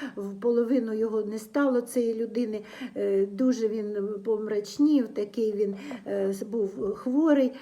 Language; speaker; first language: Ukrainian; non-native, local second language; Russian